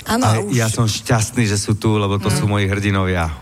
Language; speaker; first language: Slovak; native; Slovak